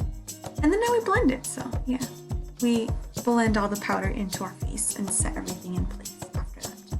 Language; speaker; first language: English; native; English